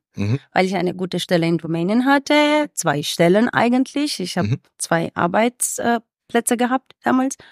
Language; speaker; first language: German; non-native, fluent; Romanian